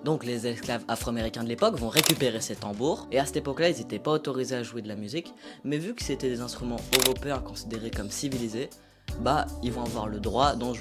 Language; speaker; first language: French; native; French